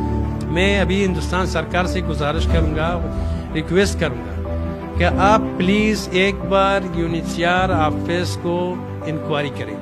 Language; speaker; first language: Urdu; non-native, learner; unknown